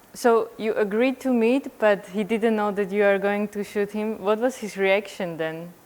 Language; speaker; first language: English; non-native, fluent; Slovak